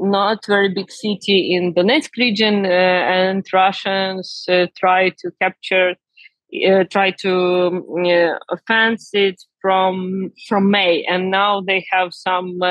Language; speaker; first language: English; non-native, learner; Ukrainian